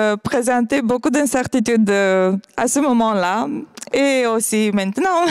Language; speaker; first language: French; non-native, fluent; Romanian